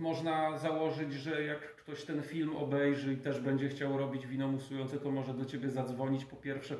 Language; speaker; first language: Polish; native; Polish